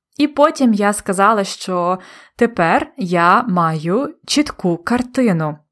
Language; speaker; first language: Ukrainian; native; Ukrainian